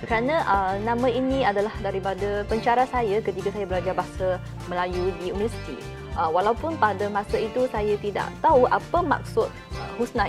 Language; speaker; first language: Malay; non-native, fluent; Chinese